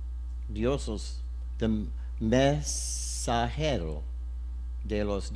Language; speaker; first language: Spanish; non-native, learner; English